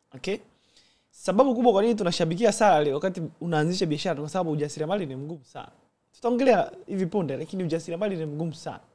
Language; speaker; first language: Swahili; native; Swahili